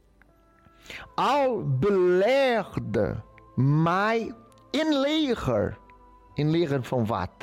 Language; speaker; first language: Dutch; non-native, fluent; Portuguese